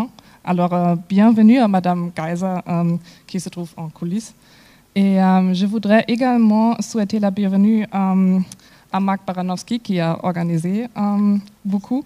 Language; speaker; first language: French; non-native, fluent; German